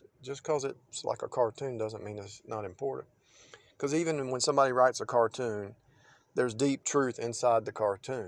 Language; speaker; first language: English; native; English